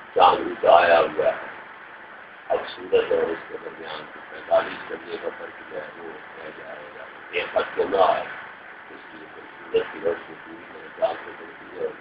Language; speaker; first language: Urdu; non-native, local second language; Punjabi